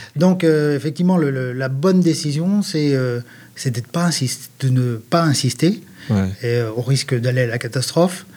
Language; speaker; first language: French; native; French